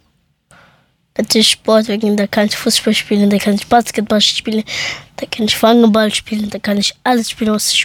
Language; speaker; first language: German; early bilingual, other home language; Persian